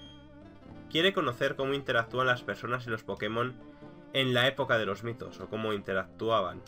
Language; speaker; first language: Spanish; native; Spanish